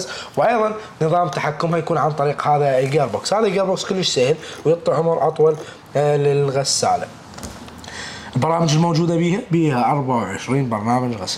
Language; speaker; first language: Arabic; native; Arabic